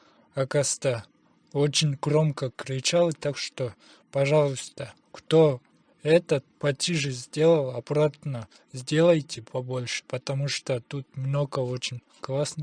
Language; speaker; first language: Russian; non-native, local second language; Kyrgyz